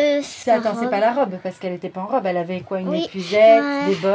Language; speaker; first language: French; native; French